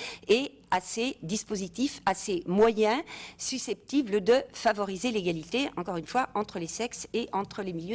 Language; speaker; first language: French; native; French